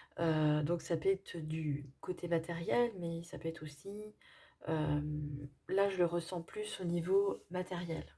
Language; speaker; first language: French; native; French